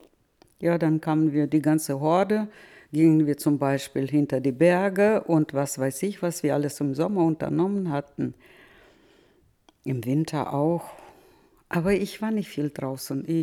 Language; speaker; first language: German; early bilingual, heritage; German